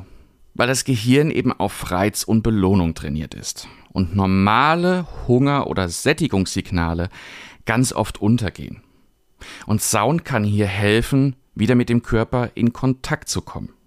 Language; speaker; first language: German; native; German